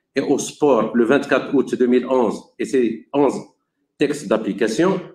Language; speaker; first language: French; non-native, local second language; Arabic